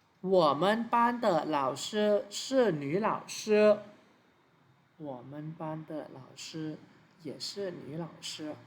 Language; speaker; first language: Chinese; non-native, fluent; Thai